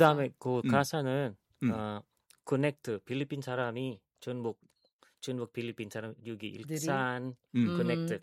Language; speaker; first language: Korean; non-native, learner; Filipino